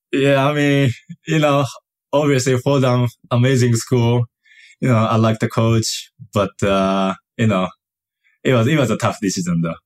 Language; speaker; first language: English; non-native, fluent; Japanese